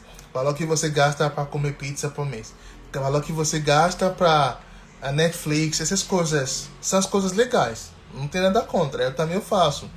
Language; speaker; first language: Portuguese; non-native, fluent; English